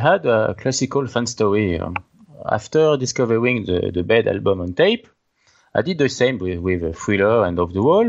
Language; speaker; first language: English; non-native, learner; French